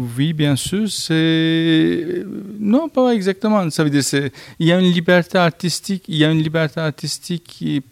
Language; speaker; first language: French; non-native, fluent; Turkish